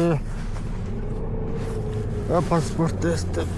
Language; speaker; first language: Spanish; non-native, learner; Mongolian